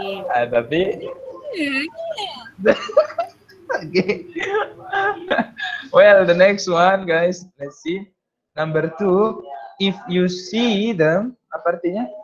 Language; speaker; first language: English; non-native, fluent; Indonesian